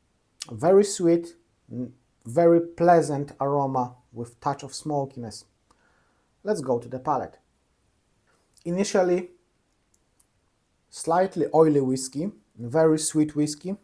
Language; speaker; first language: English; non-native, fluent; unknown